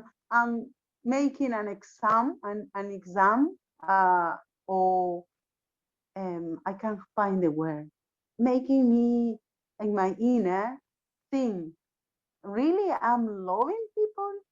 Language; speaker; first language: English; non-native, learner; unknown